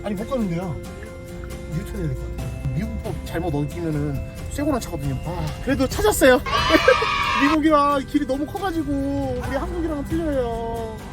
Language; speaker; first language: Korean; native; Korean